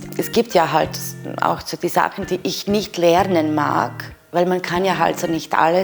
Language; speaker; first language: German; non-native, fluent; Serbian